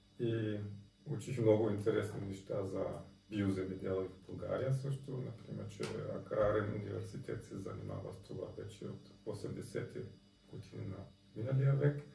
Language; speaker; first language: Bulgarian; non-native, fluent; German